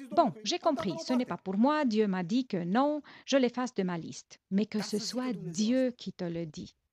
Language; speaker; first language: French; non-native, fluent; Romanian